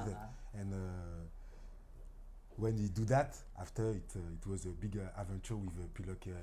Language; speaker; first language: English; non-native, learner; French